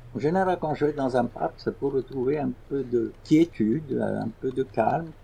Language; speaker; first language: French; non-native, local second language; Arabic